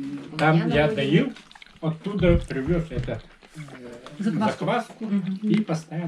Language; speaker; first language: Russian; non-native, local second language; Yakut